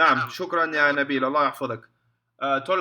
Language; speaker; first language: Arabic; non-native, fluent; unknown